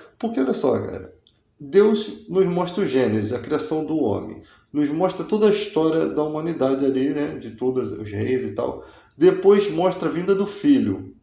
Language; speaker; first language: Portuguese; native; Portuguese